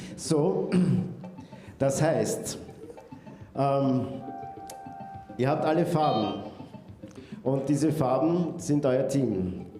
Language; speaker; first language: German; native; German